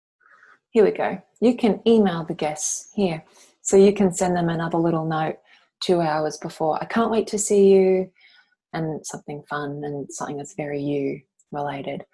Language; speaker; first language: English; native; English